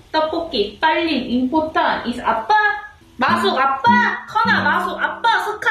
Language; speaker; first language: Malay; non-native, learner; Korean